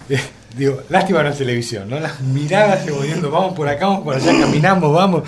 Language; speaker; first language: Spanish; native; Spanish